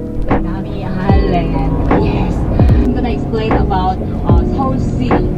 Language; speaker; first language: English; non-native, local second language; Filipino